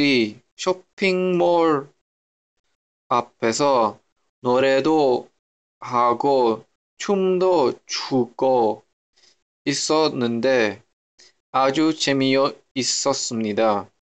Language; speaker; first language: Korean; non-native, learner; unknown